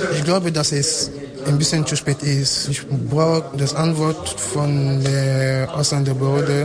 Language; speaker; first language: German; non-native, learner; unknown